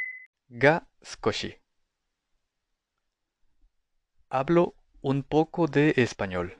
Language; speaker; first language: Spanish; non-native, fluent; Japanese